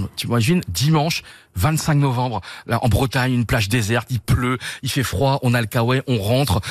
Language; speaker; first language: French; native; French